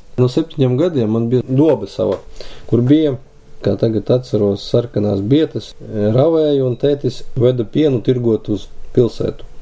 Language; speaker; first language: Latvian; native; Latvian